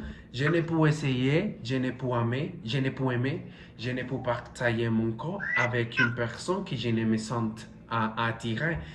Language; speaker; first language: French; non-native, learner; Spanish